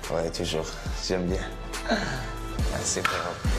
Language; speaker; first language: French; non-native, learner; Arabic